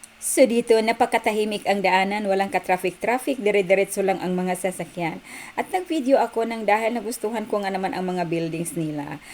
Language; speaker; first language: Filipino; native; Filipino